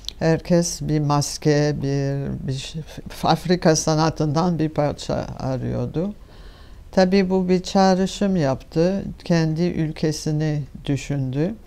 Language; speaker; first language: Turkish; non-native, fluent; French